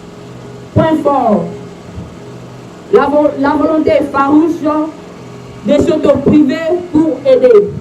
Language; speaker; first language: French; non-native, local second language; Lingala